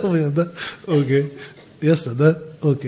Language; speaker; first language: Russian; non-native, learner; Tibetan